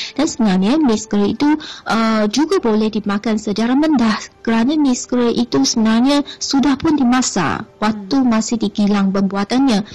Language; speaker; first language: Malay; non-native, fluent; Chinese